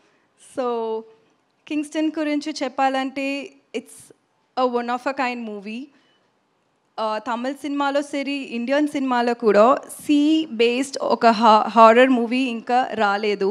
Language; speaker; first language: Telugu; non-native, learner; Tamil